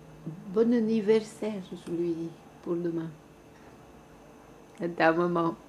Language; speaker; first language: French; non-native, local second language; Russian